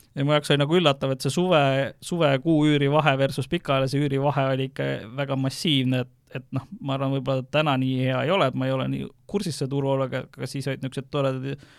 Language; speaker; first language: Estonian; native; Estonian